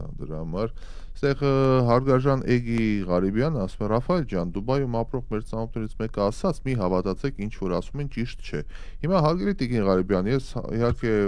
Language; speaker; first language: Armenian; native; Armenian